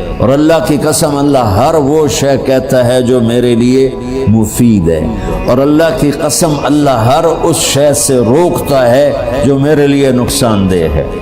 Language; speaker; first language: Urdu; non-native, local second language; Punjabi